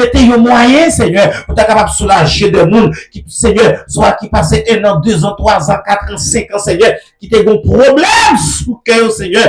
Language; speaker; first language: French; non-native, learner; Haitian Creole